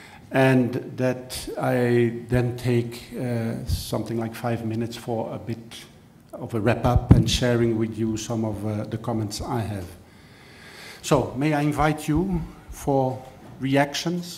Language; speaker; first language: English; non-native, fluent; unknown